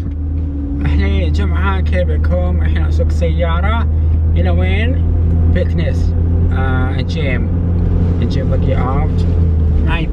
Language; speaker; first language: Arabic; non-native, learner; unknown